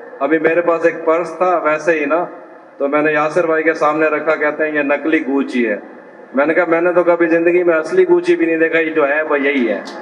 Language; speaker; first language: Urdu; non-native, local second language; Saraiki